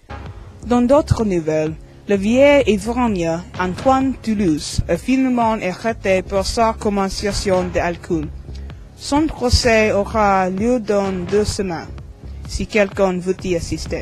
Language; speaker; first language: French; non-native, learner; English